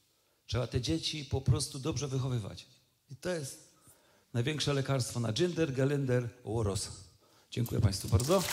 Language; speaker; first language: Polish; native; Polish